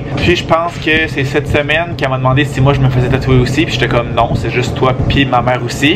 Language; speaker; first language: French; native; French